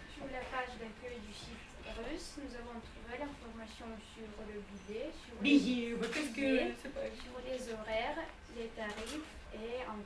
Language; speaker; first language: French; non-native, learner; Russian